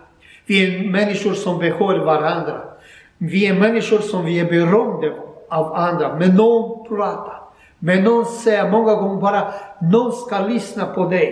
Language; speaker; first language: Swedish; non-native, learner; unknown